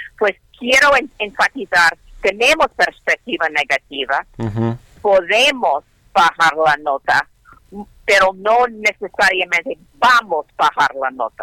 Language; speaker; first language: Spanish; non-native, learner; English